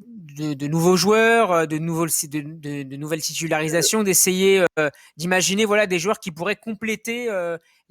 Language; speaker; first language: French; native; French